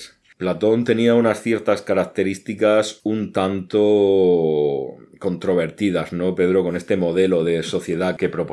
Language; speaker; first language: Spanish; native; Spanish